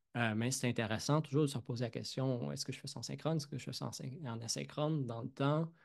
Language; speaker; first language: French; native; French